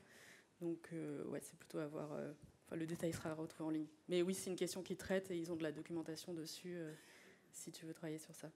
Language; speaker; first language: French; native; French